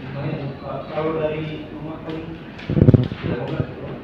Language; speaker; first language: Indonesian; non-native, local second language; Sundanese